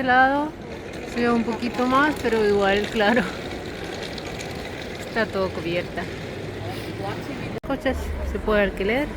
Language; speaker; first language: Spanish; non-native, fluent; Russian